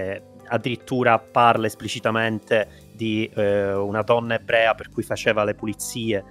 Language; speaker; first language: Italian; native; Italian